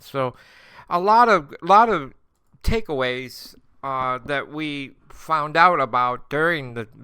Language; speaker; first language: English; native; English